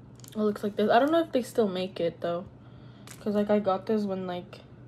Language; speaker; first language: English; early bilingual, other home language; Spanish